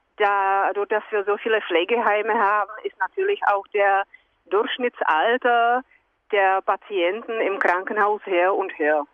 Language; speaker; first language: German; non-native, fluent; Czech